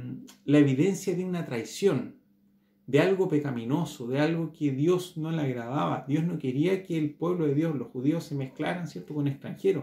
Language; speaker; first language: Spanish; native; Spanish